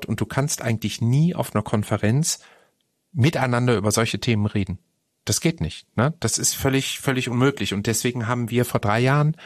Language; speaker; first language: German; native; German